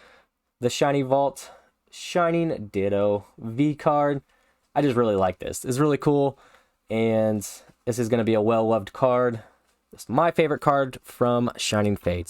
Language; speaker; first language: English; native; English